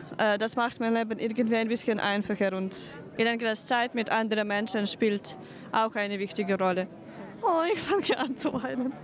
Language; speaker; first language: German; non-native, fluent; Ukrainian